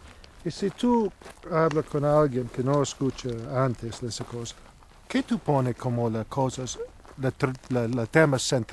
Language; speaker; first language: Spanish; non-native, learner; English